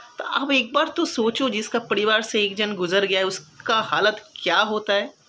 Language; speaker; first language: Hindi; non-native, local second language; Bangla